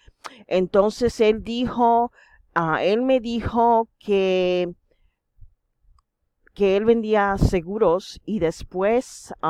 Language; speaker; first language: Spanish; non-native, fluent; English